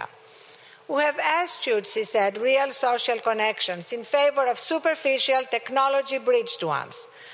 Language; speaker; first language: English; non-native, fluent; Greek